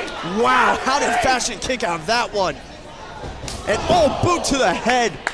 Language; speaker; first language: English; native; English